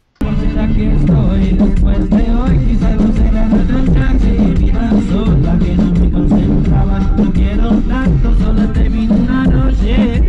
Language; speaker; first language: Spanish; non-native, learner; English